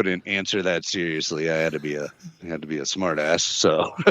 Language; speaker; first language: English; native; English